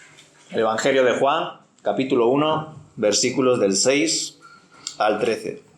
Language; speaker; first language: Spanish; native; Spanish